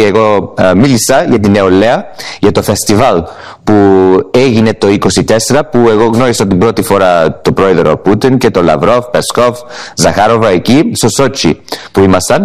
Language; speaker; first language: Greek; early bilingual, heritage; English